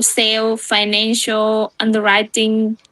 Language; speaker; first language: English; non-native, learner; Vietnamese